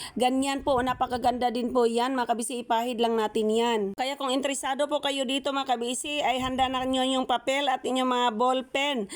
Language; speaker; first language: Filipino; non-native, local second language; Cebuano